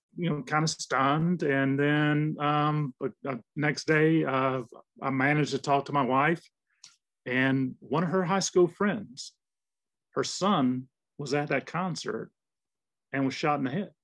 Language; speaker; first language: English; native; English